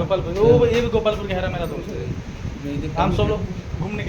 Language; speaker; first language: Hindi; non-native, local second language; Odia